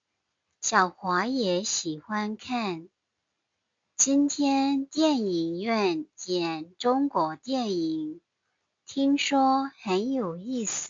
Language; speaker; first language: Chinese; non-native, fluent; Burmese